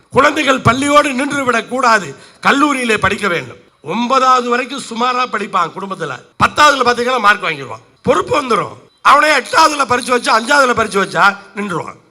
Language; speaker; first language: Tamil; native; Tamil